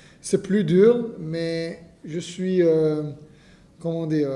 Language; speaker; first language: French; non-native, fluent; Hebrew